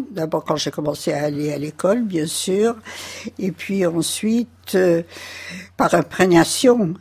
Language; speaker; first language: French; early bilingual, other home language; Yiddish